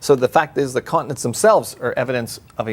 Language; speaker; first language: English; native; English